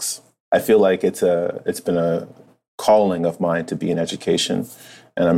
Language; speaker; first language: English; native; English